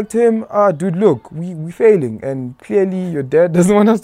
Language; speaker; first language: English; non-native, local second language; Tsonga